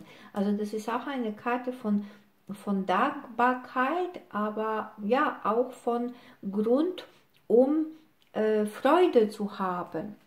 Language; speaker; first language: German; non-native, fluent; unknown